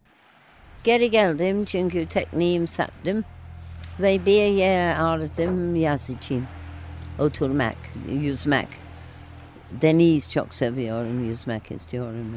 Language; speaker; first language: Turkish; non-native, learner; English